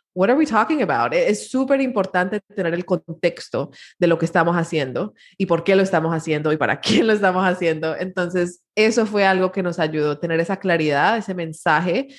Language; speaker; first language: Spanish; early bilingual, heritage; Spanish